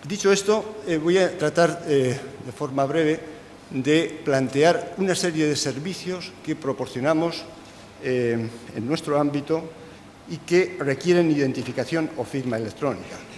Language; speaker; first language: Spanish; native; Spanish